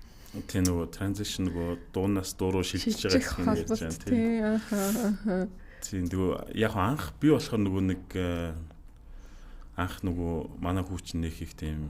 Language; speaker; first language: Mongolian; native; Mongolian